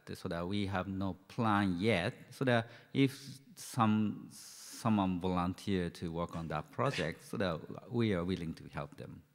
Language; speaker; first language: English; non-native, fluent; Japanese